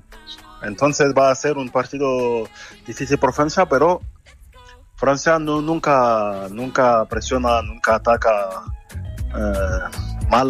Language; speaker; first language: Spanish; non-native, fluent; French